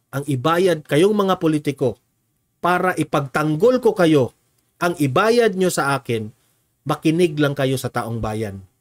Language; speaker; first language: Filipino; non-native, local second language; Cebuano